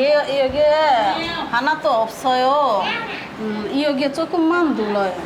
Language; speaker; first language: Korean; non-native, local second language; Bangla